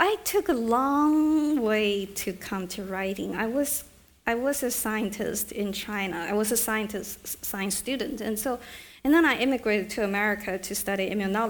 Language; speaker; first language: English; non-native, fluent; Chinese